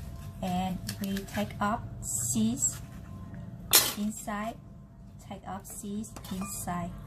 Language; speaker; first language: English; non-native, learner; Vietnamese